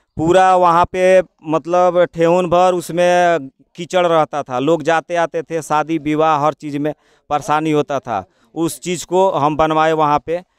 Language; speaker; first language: Hindi; native; Hindi